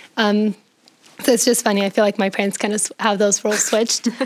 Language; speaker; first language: English; early bilingual, other home language; Spanish